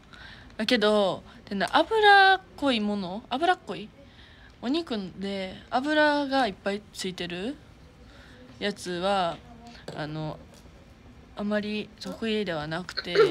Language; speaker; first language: Japanese; native; Japanese